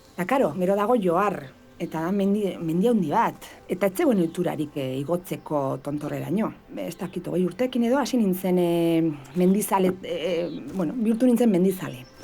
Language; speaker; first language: Basque; non-native, local second language; Spanish